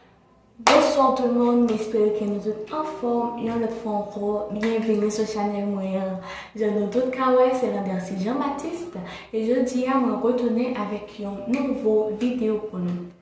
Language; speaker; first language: French; non-native, local second language; Haitian Creole